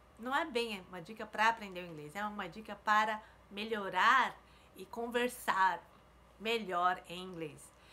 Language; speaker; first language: Portuguese; native; Portuguese